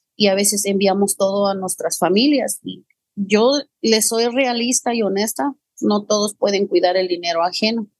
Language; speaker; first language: Spanish; native; Spanish